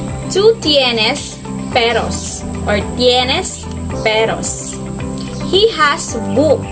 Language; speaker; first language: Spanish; non-native, learner; Filipino